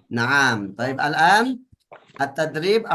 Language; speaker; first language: Arabic; non-native, fluent; Indonesian